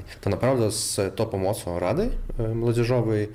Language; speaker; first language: Polish; non-native, local second language; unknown